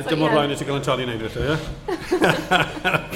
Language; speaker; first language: Welsh; native; Welsh